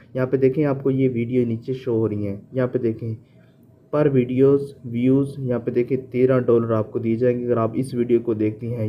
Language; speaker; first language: Urdu; native; Urdu